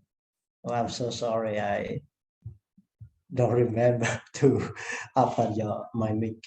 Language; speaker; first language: English; non-native, learner; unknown